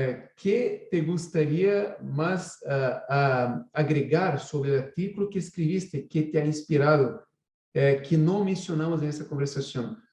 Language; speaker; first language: Spanish; non-native, fluent; Portuguese